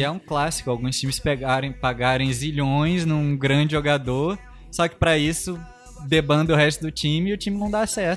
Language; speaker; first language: Portuguese; native; Portuguese